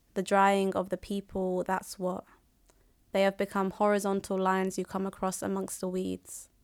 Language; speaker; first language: English; early bilingual, other home language; Somali